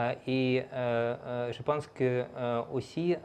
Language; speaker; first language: French; non-native, fluent; Russian